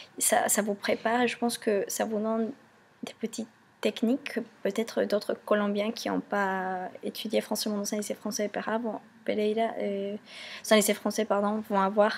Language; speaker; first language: French; non-native, fluent; Spanish